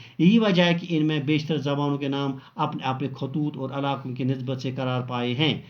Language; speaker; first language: Urdu; non-native, local second language; Kashmiri